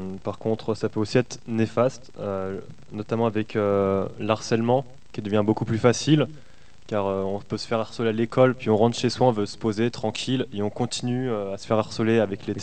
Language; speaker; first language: French; native; French